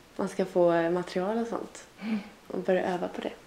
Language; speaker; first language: Swedish; native; Swedish